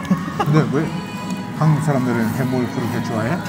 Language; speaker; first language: Korean; non-native, fluent; Russian